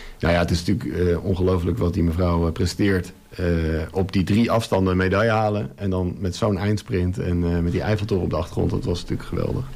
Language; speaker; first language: Dutch; native; Dutch